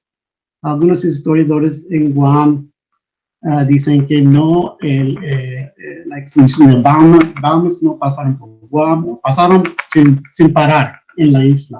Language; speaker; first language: Spanish; non-native, fluent; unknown